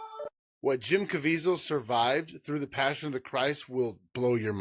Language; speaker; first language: English; native; English